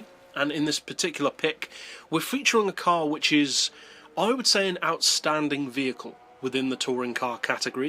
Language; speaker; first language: English; native; English